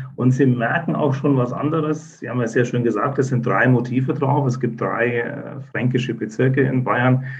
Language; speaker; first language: German; native; German